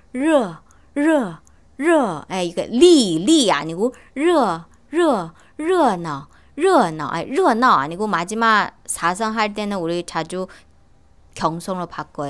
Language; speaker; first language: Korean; non-native, learner; Chinese